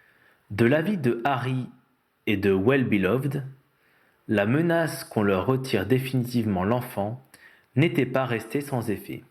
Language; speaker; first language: French; native; French